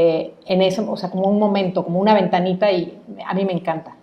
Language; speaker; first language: Spanish; native; Spanish